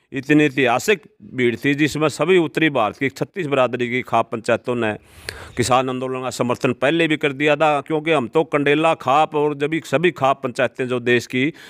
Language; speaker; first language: Hindi; native; Hindi